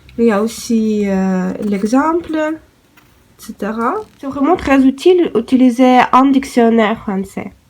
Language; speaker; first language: French; non-native, learner; Russian